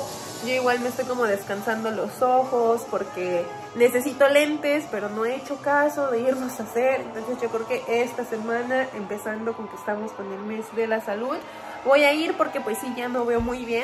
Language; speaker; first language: Spanish; native; Spanish